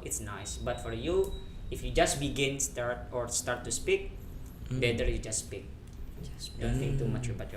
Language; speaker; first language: English; non-native, fluent; Indonesian